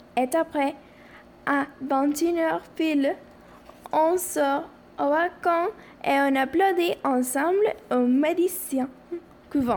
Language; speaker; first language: French; non-native, fluent; Spanish